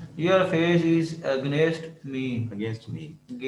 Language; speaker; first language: English; non-native, local second language; Urdu